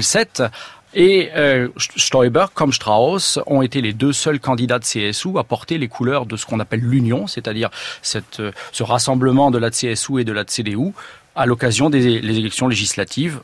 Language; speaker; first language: French; native; French